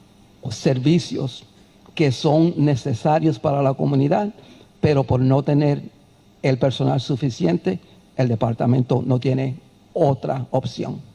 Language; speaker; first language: Spanish; early bilingual, heritage; Spanish